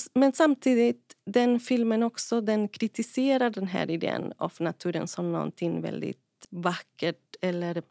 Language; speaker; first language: Swedish; non-native, fluent; Spanish